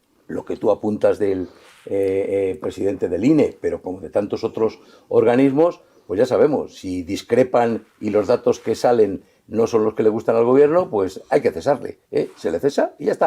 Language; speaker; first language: Spanish; native; Spanish